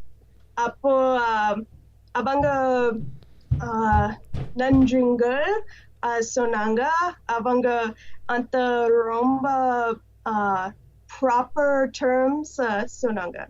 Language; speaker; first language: Tamil; non-native, learner; English